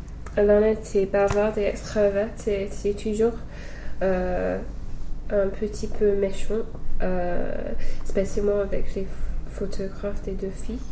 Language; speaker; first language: French; non-native, fluent; English